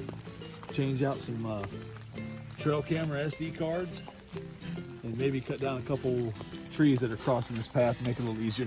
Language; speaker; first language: English; native; English